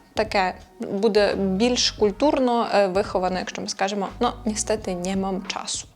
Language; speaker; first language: Polish; non-native, fluent; Ukrainian